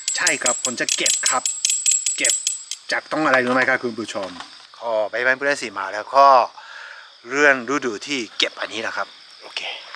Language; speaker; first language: Thai; non-native, fluent; Japanese